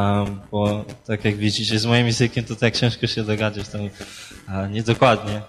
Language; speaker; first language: Polish; early bilingual, heritage; Polish